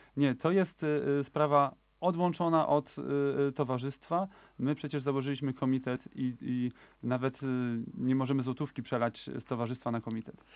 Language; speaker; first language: Polish; native; Polish